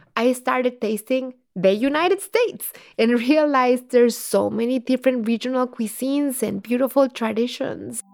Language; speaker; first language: English; non-native, fluent; Spanish